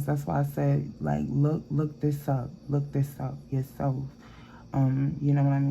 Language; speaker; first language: English; native; English